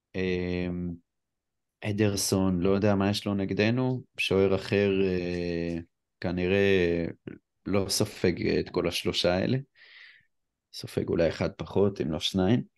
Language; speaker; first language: Hebrew; native; Hebrew